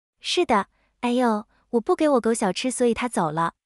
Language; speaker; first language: Chinese; non-native, learner; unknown